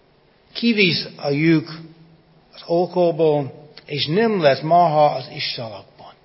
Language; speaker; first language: Hungarian; non-native, fluent; English